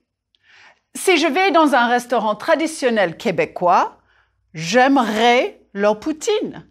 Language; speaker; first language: French; native; French